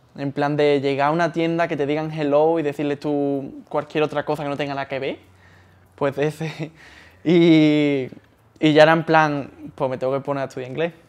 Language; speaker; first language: Spanish; native; Spanish